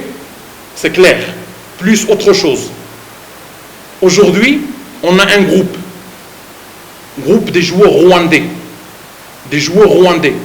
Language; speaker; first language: French; non-native, fluent; Arabic